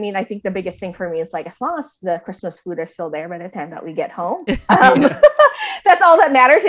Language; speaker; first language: English; native; English